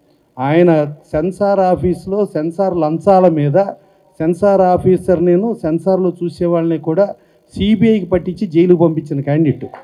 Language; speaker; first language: Telugu; native; Telugu